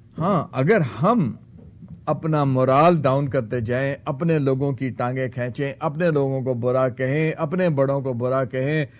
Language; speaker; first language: Urdu; native; Urdu